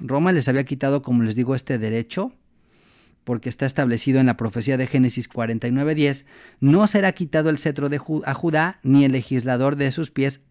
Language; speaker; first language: Spanish; native; Spanish